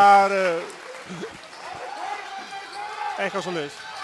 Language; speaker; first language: Icelandic; native; Icelandic